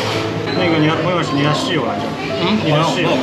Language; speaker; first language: Chinese; non-native, fluent; Japanese